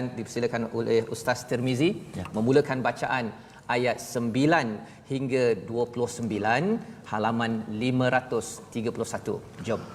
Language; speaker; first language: Malay; native; Malay